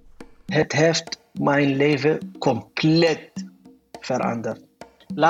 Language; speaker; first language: Dutch; non-native, learner; Arabic